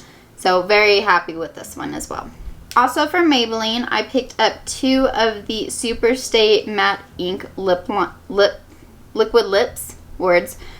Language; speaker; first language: English; native; English